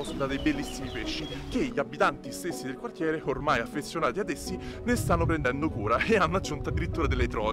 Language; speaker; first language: Italian; native; Italian